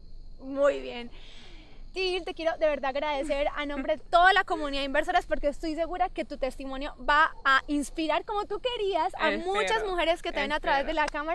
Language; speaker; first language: Spanish; native; Spanish